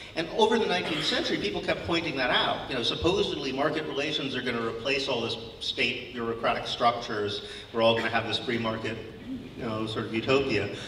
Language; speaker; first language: English; native; English